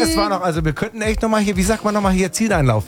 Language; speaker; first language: German; native; German